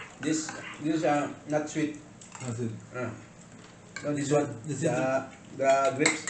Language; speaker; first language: English; non-native, learner; Filipino